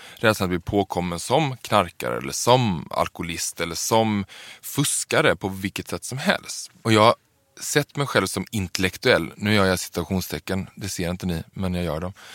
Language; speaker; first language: Swedish; native; Swedish